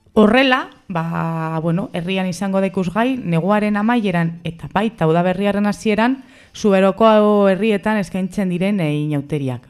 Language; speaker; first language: Basque; non-native, local second language; Spanish